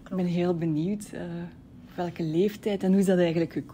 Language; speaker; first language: Dutch; native; Dutch